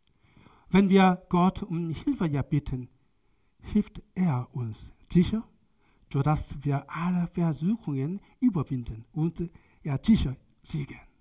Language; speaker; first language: German; non-native, learner; Korean